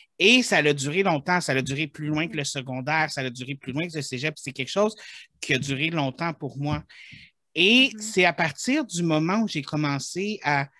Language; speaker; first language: French; native; French